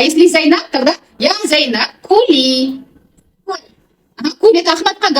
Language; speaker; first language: Russian; non-native, local second language; Kazakh